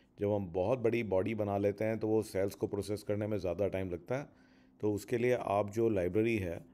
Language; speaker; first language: Hindi; native; Hindi